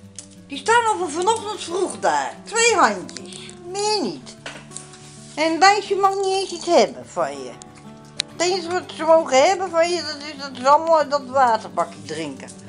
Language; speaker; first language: Dutch; native; Dutch